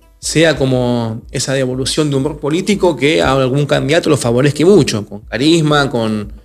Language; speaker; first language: Spanish; native; Spanish